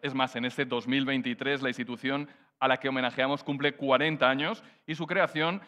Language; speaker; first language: Spanish; native; Spanish